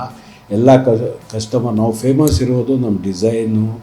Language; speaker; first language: Kannada; non-native, local second language; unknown